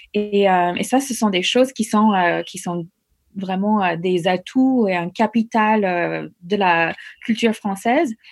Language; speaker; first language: French; non-native, fluent; English